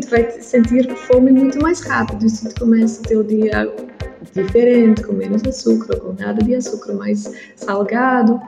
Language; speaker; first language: Portuguese; non-native, learner; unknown